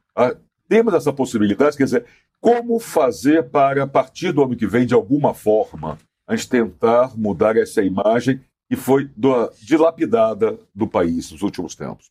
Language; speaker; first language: Portuguese; native; Portuguese